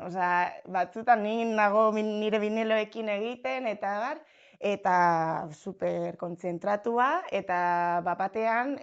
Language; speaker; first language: Basque; non-native, local second language; Spanish